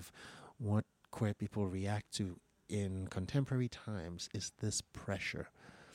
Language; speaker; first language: English; non-native, local second language; Igbo